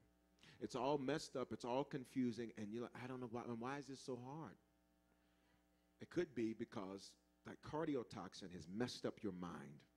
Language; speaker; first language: English; native; English